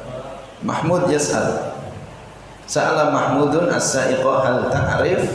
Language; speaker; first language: Arabic; non-native, fluent; Indonesian